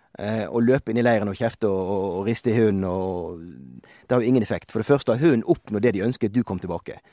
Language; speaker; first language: Norwegian; native; Norwegian